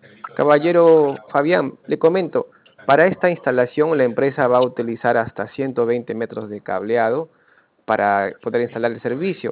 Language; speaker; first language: Spanish; native; Spanish